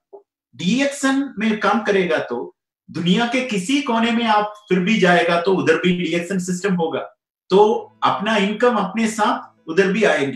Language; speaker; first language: Hindi; non-native, local second language; Malayalam